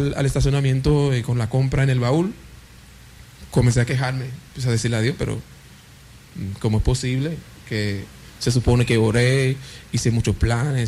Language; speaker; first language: Spanish; non-native, fluent; Haitian Creole